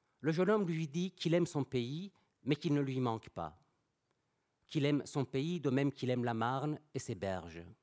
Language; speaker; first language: French; non-native, fluent; Persian